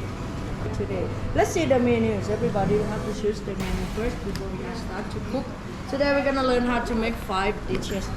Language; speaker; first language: English; non-native, fluent; Thai